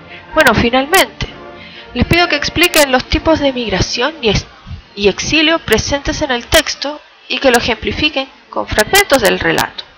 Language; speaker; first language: Spanish; native; Spanish